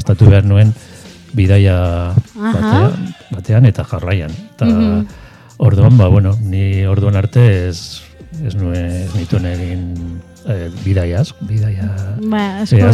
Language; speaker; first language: Basque; non-native, local second language; Spanish